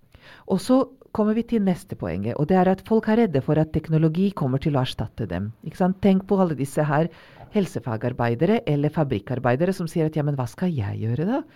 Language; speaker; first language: Norwegian; non-native, fluent; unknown